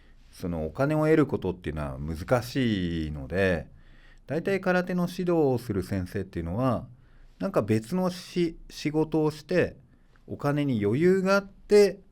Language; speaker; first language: Japanese; native; Japanese